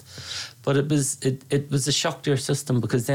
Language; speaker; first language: English; native; English